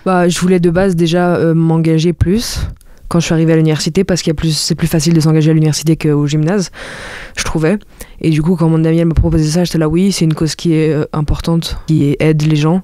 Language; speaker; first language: French; native; French